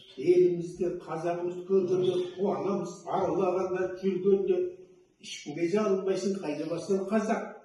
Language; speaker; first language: Kazakh; early bilingual, heritage; Kazakh